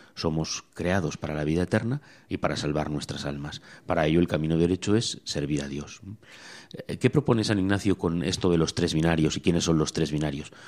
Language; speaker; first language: Spanish; native; Spanish